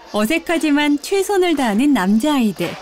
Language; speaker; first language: Korean; native; Korean